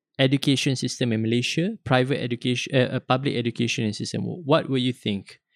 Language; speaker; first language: English; non-native, local second language; Malay